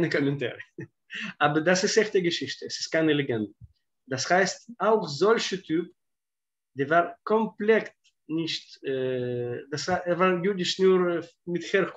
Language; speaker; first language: German; non-native, fluent; Russian